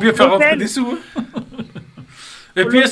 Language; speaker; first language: French; native; French